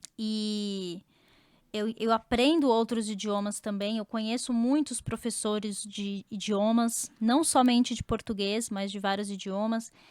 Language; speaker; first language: Portuguese; native; Portuguese